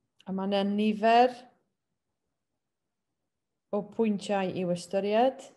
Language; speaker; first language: Welsh; native; Welsh